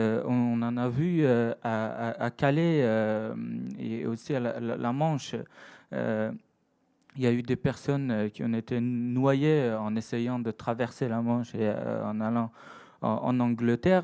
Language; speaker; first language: French; non-native, fluent; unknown